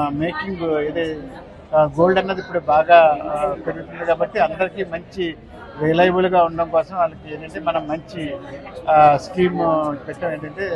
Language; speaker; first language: Telugu; native; Telugu